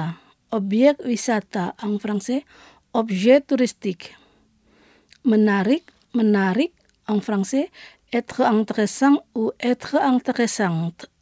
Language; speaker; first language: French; non-native, fluent; Indonesian